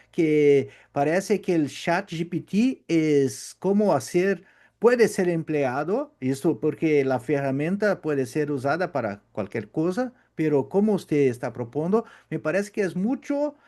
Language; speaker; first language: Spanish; non-native, fluent; Portuguese